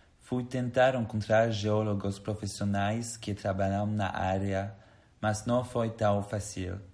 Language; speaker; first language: Portuguese; non-native, fluent; French